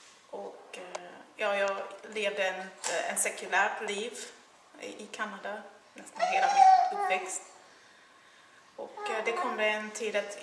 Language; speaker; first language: Swedish; non-native, fluent; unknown